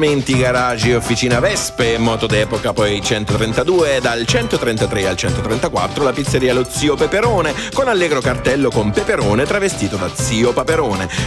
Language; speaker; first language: Italian; native; Italian